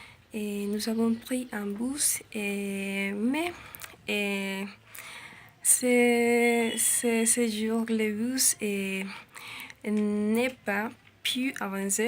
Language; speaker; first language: French; non-native, learner; Spanish